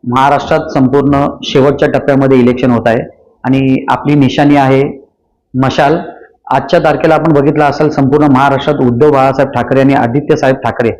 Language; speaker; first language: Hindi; non-native, local second language; Marathi